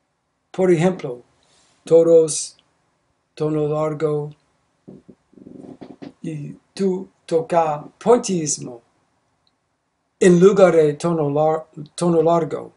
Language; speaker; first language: Spanish; non-native, learner; English